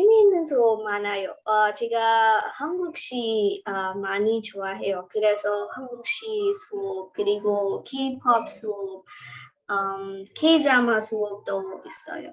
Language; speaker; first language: Korean; non-native, learner; Marathi